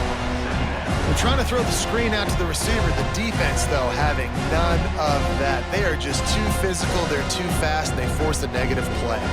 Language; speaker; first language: English; native; English